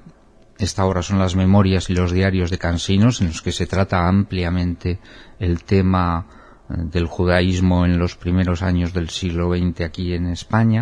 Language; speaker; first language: Spanish; native; Spanish